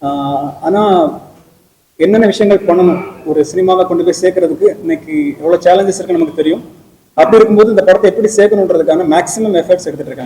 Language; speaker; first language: Tamil; native; Tamil